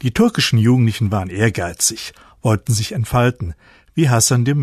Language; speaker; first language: German; native; German